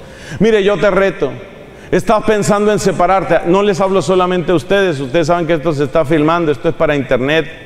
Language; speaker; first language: Spanish; native; Spanish